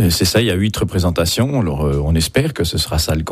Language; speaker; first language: French; native; French